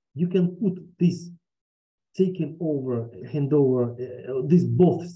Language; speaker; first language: English; non-native, fluent; Russian